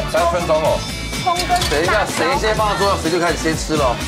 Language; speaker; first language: Chinese; native; Chinese